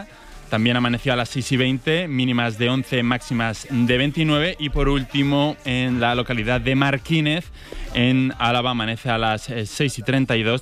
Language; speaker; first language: Spanish; native; Spanish